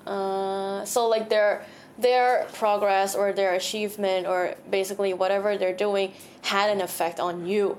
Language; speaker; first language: English; non-native, fluent; Thai